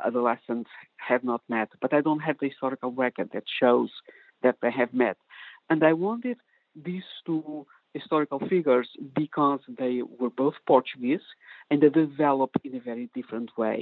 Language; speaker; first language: English; non-native, fluent; Portuguese